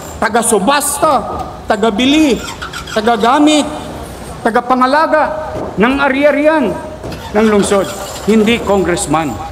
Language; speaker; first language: Filipino; native; Filipino